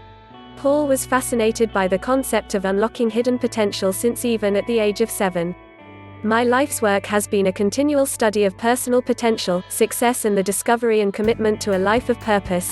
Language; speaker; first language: English; native; English